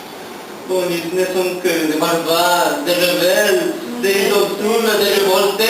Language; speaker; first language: French; non-native, learner; Spanish